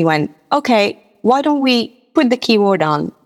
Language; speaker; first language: English; non-native, fluent; Morisyen